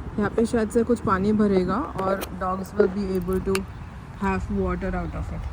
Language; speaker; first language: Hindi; non-native, local second language; Bangla